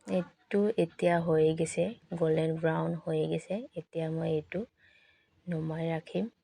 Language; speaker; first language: Assamese; native; Assamese